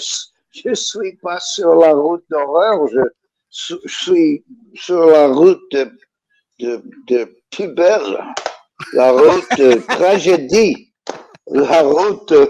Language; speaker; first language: French; non-native, learner; English